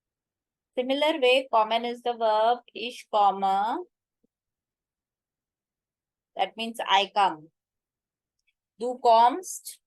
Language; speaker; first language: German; non-native, fluent; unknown